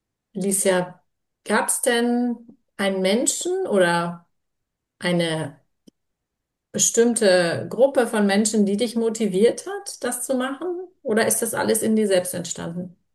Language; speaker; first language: German; native; German